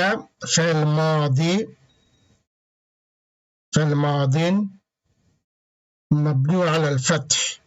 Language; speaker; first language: Arabic; non-native, fluent; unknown